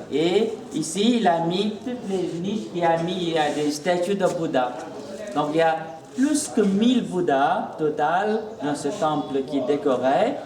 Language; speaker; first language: French; non-native, fluent; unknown